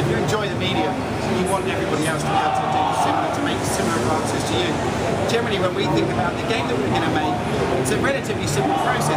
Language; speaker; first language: English; native; English